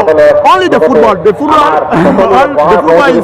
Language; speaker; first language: English; non-native, learner; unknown